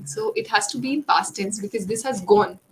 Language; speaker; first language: English; non-native, local second language; Hindi